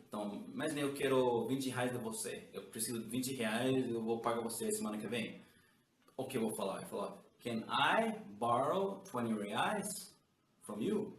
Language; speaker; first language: Portuguese; non-native, learner; English